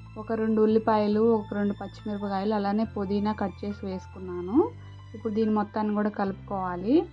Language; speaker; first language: Telugu; native; Telugu